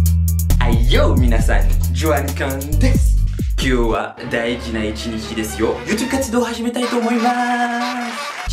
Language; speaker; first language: Japanese; non-native, fluent; French